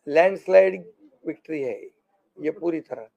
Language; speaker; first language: Hindi; non-native, local second language; Marathi